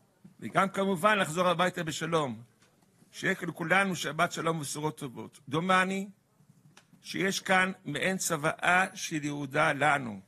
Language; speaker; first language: Hebrew; native; Hebrew